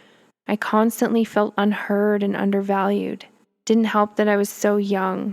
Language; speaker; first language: English; native; English